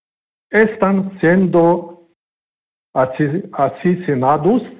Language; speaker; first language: Spanish; non-native, learner; Pashto